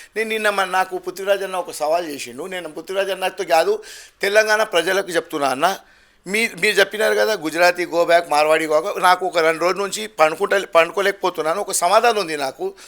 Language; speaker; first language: Telugu; non-native, local second language; Gujarati